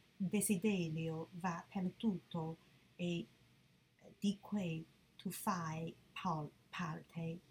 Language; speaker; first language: Italian; non-native, learner; Chinese